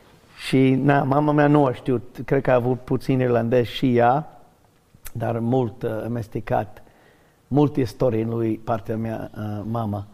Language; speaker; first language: Romanian; non-native, learner; English